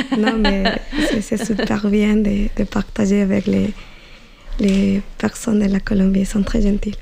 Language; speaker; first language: French; non-native, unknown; Spanish